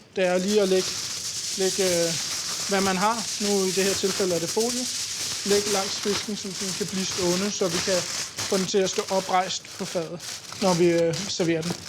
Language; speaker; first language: Danish; native; Danish